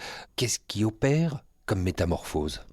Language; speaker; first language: French; native; French